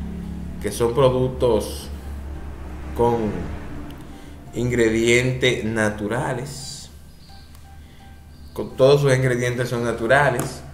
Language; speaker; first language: Spanish; native; Spanish